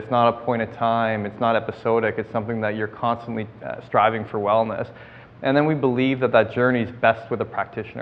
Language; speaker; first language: English; native; English